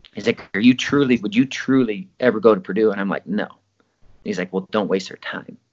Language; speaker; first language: English; native; English